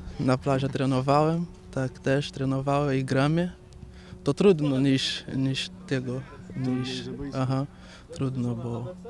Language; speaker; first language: Polish; non-native, learner; Portuguese